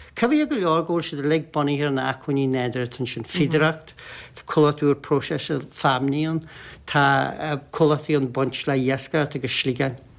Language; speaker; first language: Irish; native; Irish